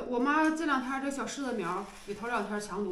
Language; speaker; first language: Chinese; native; Chinese